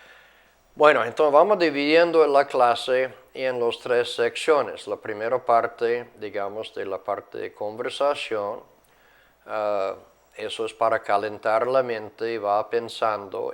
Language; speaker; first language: Spanish; non-native, fluent; English